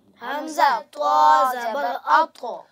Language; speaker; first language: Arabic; non-native, learner; Urdu